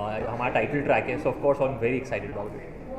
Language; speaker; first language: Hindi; native; Hindi